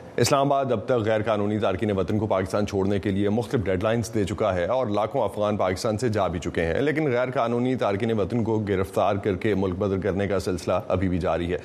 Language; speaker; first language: Urdu; native; Urdu